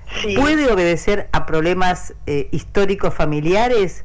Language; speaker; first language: Spanish; native; Spanish